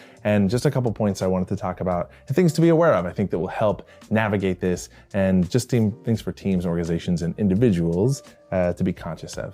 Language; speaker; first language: English; native; English